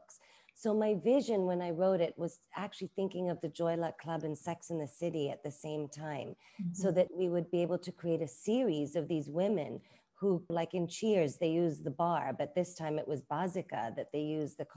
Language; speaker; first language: English; native; English